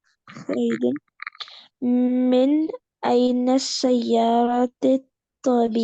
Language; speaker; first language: Arabic; non-native, learner; Urdu